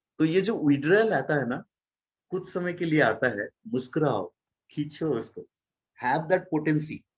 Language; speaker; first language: Hindi; non-native, local second language; Odia